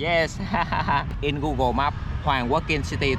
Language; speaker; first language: English; non-native, learner; Vietnamese